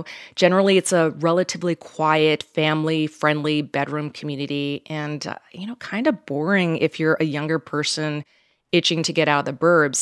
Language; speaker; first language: English; native; English